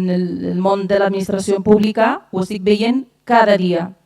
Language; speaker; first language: Catalan; non-native, fluent; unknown